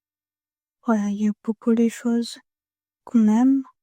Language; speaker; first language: French; non-native, learner; Spanish